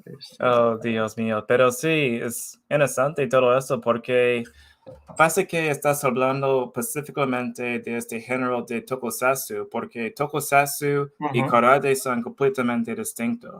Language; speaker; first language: Spanish; non-native, fluent; English